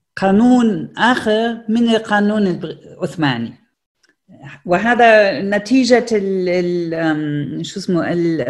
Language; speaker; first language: Arabic; non-native, fluent; German